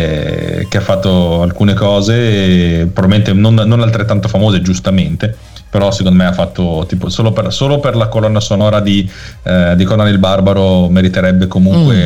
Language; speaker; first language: Italian; native; Italian